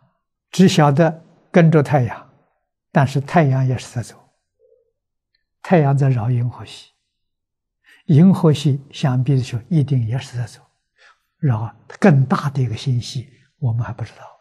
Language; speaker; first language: Chinese; native; Chinese